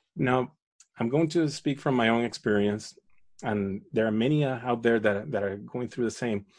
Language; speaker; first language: English; non-native, fluent; Spanish